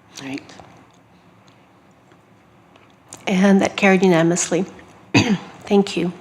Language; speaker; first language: English; native; English